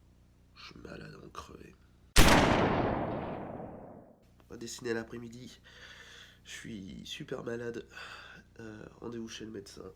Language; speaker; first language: French; native; French